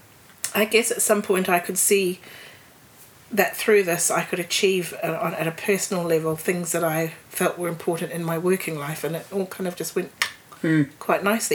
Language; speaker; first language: English; native; English